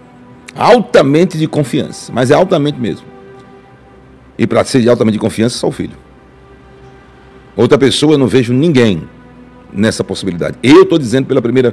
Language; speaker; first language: Portuguese; native; Portuguese